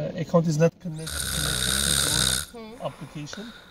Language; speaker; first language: English; non-native, fluent; Turkish